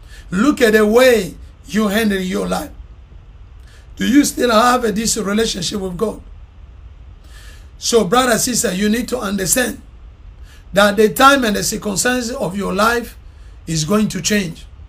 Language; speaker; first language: English; non-native, fluent; Lingala